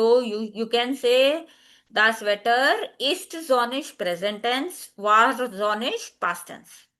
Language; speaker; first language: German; non-native, fluent; Hindi